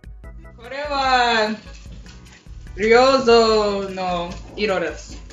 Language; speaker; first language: Japanese; non-native, learner; English